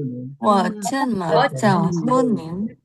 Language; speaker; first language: Chinese; non-native, learner; Indonesian